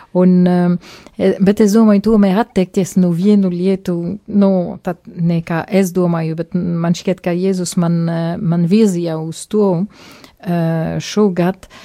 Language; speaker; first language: Latvian; non-native, fluent; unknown